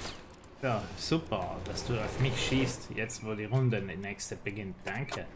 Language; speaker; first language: German; native; German